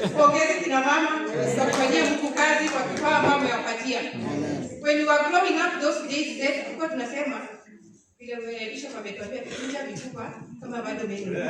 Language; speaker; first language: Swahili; non-native, local second language; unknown